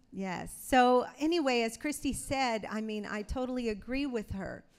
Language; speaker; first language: English; native; English